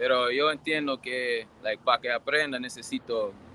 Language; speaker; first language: Spanish; non-native, learner; English